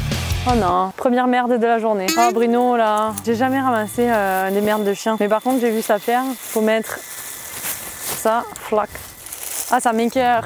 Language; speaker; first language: French; native; French